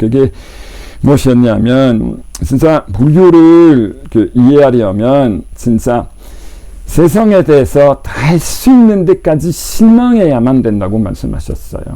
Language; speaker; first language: Korean; non-native, fluent; French